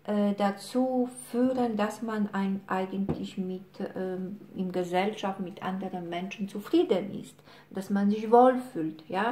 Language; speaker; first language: German; non-native, fluent; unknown